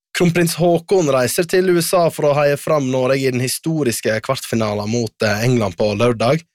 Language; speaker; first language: Norwegian; native; Norwegian